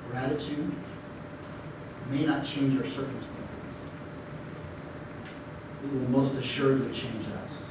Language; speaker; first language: English; native; English